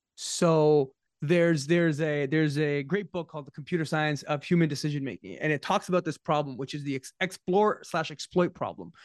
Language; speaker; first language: English; native; English